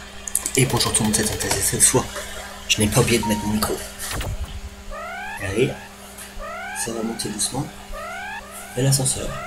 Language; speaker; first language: French; native; French